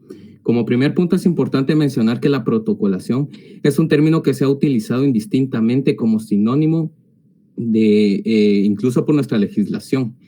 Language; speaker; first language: Spanish; native; Spanish